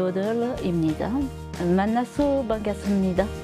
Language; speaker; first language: Korean; non-native, learner; French